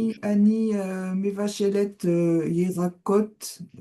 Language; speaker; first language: Hebrew; non-native, learner; French